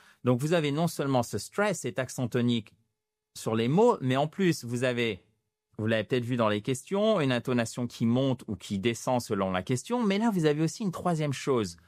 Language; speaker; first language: French; native; French